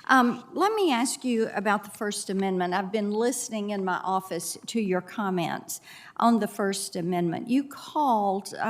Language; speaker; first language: English; native; English